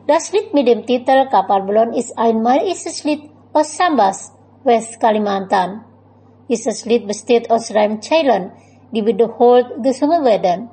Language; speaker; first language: German; non-native, fluent; Indonesian